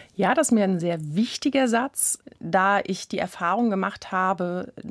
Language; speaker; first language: German; native; German